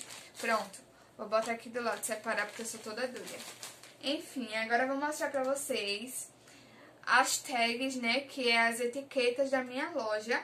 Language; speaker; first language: Portuguese; native; Portuguese